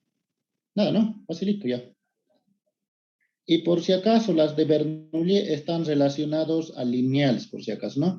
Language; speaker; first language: Spanish; native; Spanish